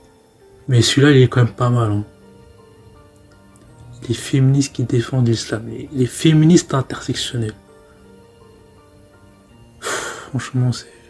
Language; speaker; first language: French; native; French